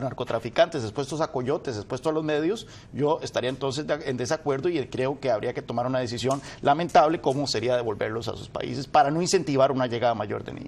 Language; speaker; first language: Spanish; native; Spanish